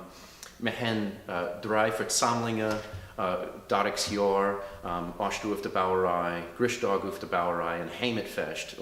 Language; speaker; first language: German; early bilingual, heritage; English